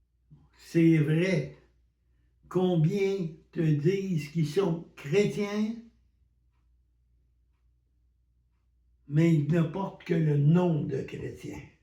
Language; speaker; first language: French; native; French